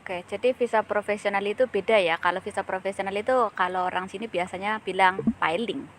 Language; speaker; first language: Indonesian; native; Indonesian